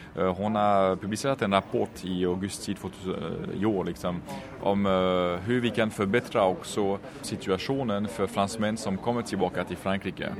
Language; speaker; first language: Swedish; non-native, fluent; French